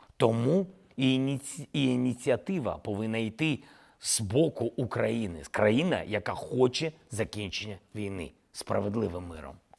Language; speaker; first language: Ukrainian; non-native, local second language; Russian